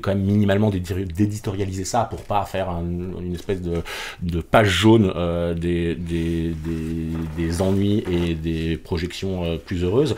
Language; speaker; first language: French; native; French